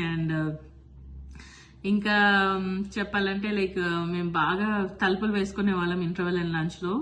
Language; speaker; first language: Telugu; native; Telugu